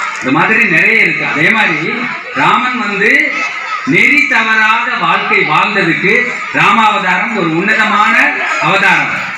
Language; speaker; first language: Tamil; non-native, local second language; Telugu